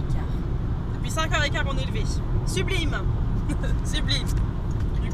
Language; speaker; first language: French; native; French